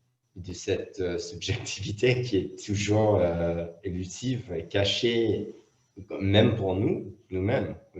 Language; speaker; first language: French; non-native, fluent; English